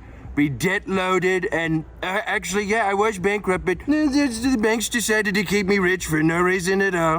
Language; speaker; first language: English; native; English